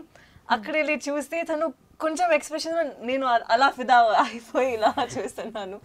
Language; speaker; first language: Telugu; non-native, local second language; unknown